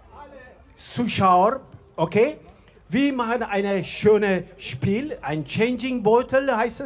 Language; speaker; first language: German; non-native, fluent; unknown